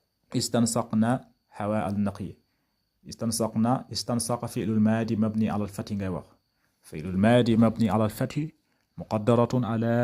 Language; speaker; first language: Arabic; non-native, fluent; Wolof